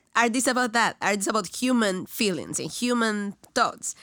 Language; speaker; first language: English; non-native, fluent; Spanish